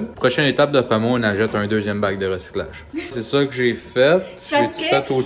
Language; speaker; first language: French; native; French